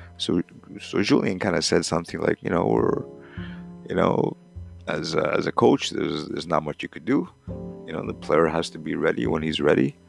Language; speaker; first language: English; native; English